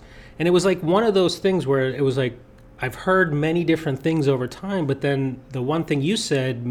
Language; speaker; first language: English; native; English